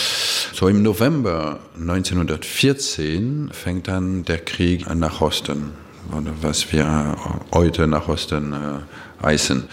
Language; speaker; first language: German; non-native, fluent; French